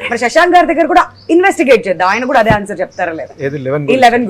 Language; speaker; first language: Telugu; native; Telugu